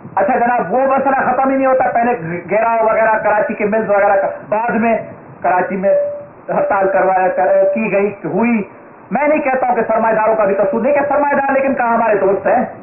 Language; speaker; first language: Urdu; non-native, local second language; Sindhi